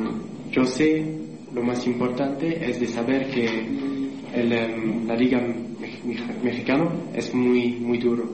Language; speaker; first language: Spanish; non-native, learner; French